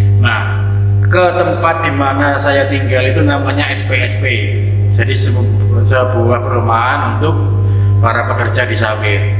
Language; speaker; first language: Indonesian; non-native, local second language; Javanese